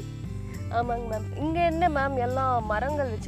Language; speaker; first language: Tamil; native; Tamil